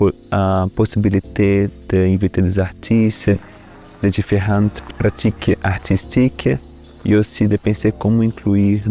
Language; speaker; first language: French; non-native, fluent; Portuguese